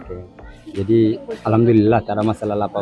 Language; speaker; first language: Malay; non-native, learner; Bangla